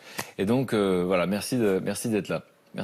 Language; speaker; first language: French; native; French